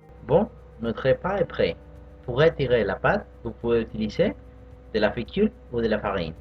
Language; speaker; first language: French; non-native, fluent; Spanish